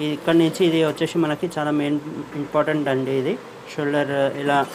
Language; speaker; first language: Telugu; non-native, fluent; Urdu